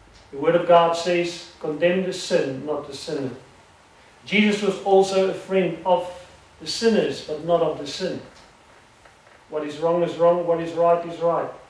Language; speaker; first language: English; non-native, local second language; Afrikaans